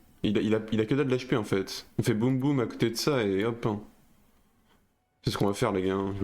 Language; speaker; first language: French; native; French